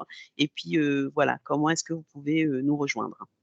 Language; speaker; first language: French; native; French